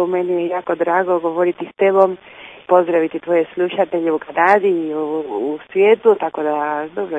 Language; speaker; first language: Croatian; early bilingual, heritage; Croatian